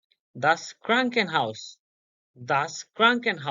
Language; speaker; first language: German; non-native, learner; English